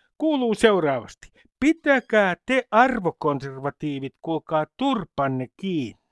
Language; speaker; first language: Finnish; native; Finnish